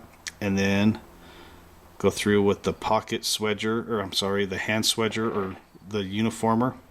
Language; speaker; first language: English; native; English